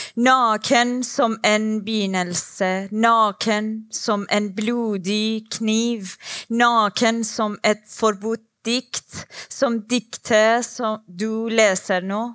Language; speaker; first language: Norwegian; non-native, learner; Persian